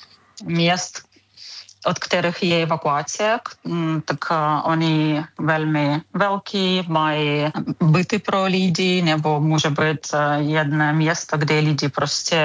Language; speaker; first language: Czech; non-native, learner; Ukrainian